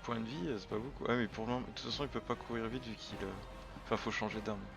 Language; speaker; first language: French; native; French